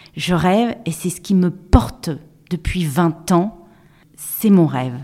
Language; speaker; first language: French; native; French